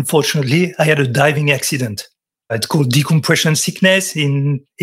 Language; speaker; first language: English; non-native, fluent; French